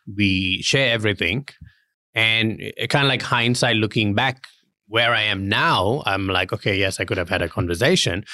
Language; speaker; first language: English; non-native, local second language; Tamil